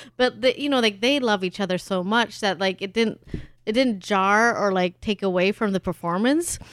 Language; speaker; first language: English; early bilingual, other home language; German